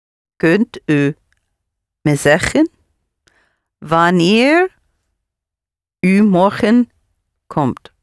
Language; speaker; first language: Dutch; non-native, learner; English